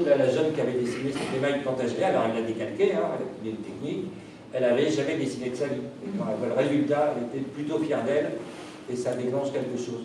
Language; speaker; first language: French; native; French